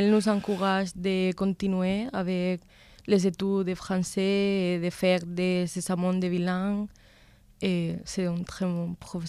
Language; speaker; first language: French; non-native, learner; Spanish